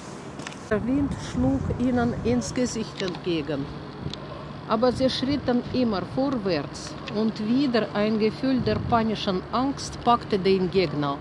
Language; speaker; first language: German; non-native, fluent; Russian